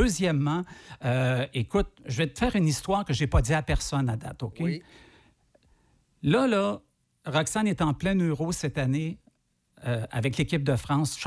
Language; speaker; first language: French; native; French